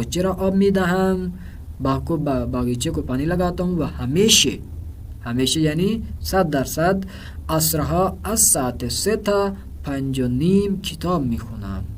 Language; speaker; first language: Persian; non-native, fluent; Urdu